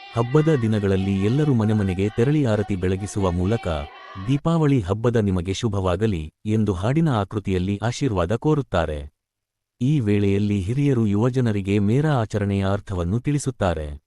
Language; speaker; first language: Kannada; native; Kannada